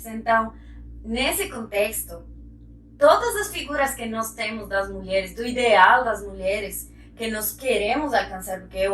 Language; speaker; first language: Portuguese; non-native, fluent; Spanish